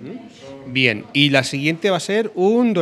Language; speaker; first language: Spanish; native; Spanish